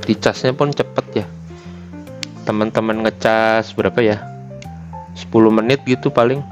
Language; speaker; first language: Indonesian; native; Indonesian